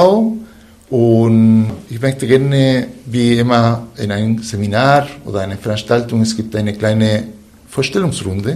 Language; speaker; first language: German; non-native, fluent; Spanish